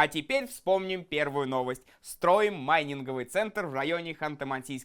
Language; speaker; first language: Russian; native; Russian